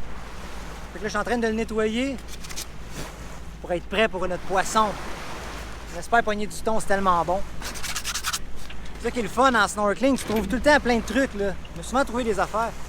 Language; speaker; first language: French; native; French